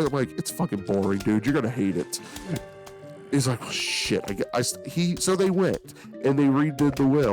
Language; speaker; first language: English; native; English